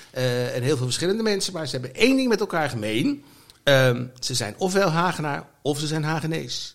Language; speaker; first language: Dutch; native; Dutch